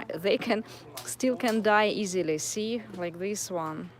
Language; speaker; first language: English; non-native, fluent; Russian